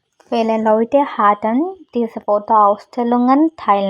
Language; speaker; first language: German; non-native, learner; Malayalam